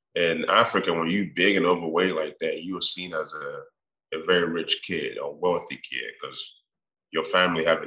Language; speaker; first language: English; non-native, local second language; Igbo